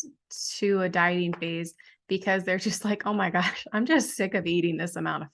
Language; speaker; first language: English; native; English